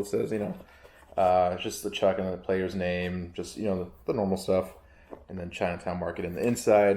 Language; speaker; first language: English; native; English